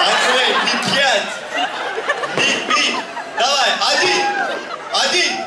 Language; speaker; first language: Russian; non-native, learner; Turkish